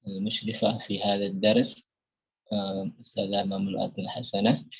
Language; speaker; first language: Arabic; non-native, fluent; Indonesian